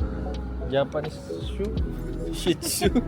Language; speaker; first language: English; non-native, learner; Filipino